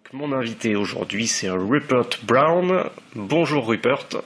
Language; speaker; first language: French; native; French